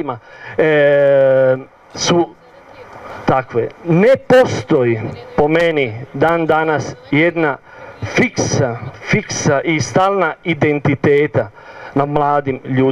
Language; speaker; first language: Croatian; non-native, learner; Italian